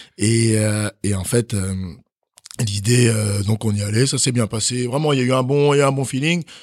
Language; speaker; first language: French; early bilingual, other home language; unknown